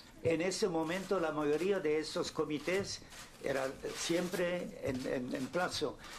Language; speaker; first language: Spanish; non-native, fluent; German